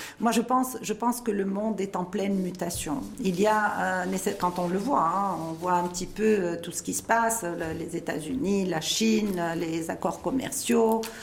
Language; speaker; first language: French; non-native, local second language; Arabic